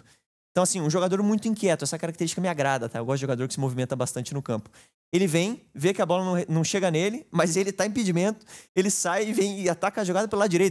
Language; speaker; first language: Portuguese; native; Portuguese